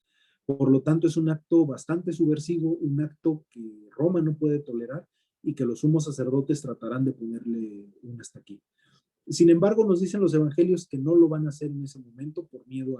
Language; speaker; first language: Spanish; native; Spanish